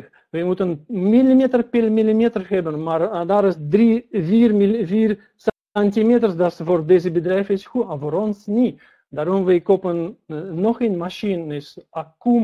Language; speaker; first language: Dutch; non-native, learner; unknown